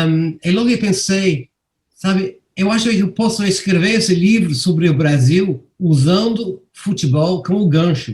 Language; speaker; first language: Portuguese; non-native, fluent; English